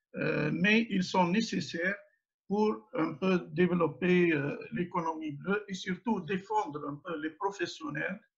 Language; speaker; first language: French; non-native, local second language; Arabic